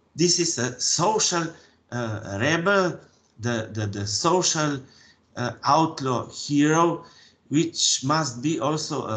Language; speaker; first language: English; non-native, fluent; Slovenian